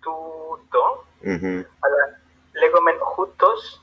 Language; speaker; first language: Greek; non-native, learner; Spanish